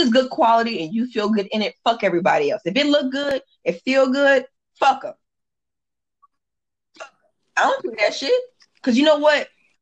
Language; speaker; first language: English; native; English